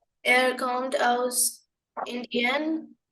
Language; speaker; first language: German; non-native, learner; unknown